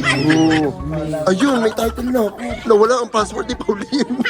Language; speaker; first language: Filipino; native; Filipino